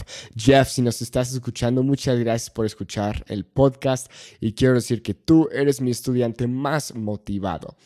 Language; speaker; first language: Spanish; non-native, fluent; English